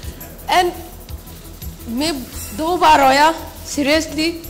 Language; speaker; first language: Hindi; non-native, local second language; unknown